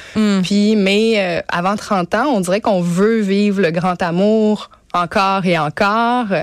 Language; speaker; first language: French; native; French